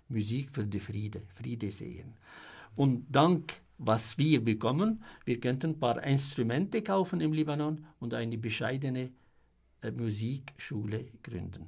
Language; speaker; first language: German; non-native, fluent; Arabic